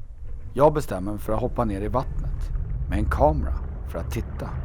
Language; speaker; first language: Swedish; native; Swedish